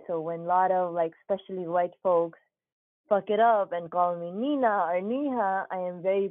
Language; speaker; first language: English; non-native, local second language; Nepali